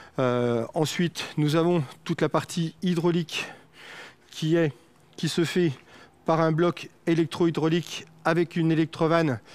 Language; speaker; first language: French; native; French